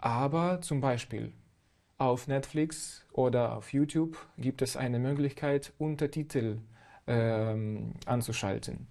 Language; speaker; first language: German; non-native, fluent; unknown